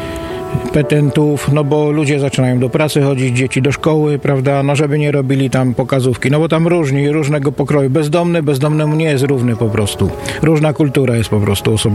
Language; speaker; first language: Polish; native; Polish